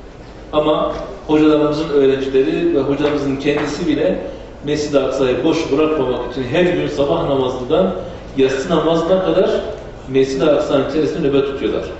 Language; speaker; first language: Turkish; native; Turkish